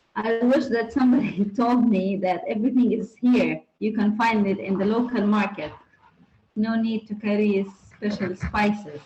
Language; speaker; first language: English; non-native, learner; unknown